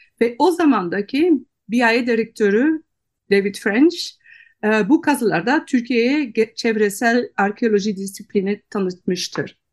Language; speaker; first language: Turkish; non-native, fluent; Dutch